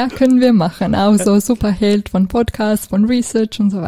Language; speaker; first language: German; non-native, fluent; Serbian